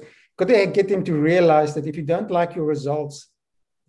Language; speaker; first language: English; non-native, local second language; Afrikaans